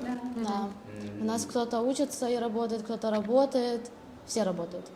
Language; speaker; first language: Russian; native; Russian